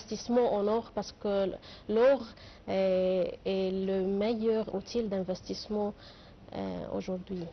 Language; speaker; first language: French; non-native, fluent; Arabic